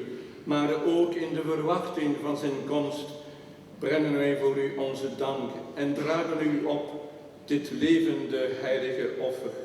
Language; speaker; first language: Dutch; non-native, local second language; French